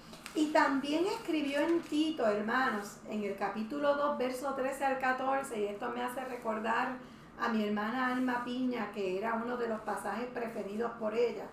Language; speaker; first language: Spanish; native; Spanish